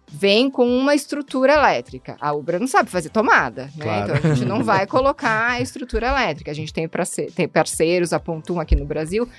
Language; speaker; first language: Portuguese; native; Portuguese